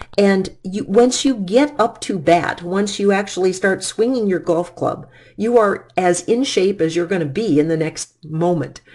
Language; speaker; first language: English; native; English